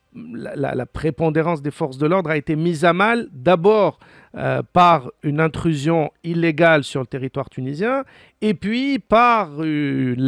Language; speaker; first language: French; non-native, local second language; Arabic